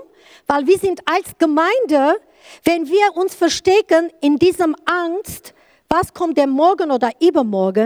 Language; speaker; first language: German; non-native, learner; Kurdish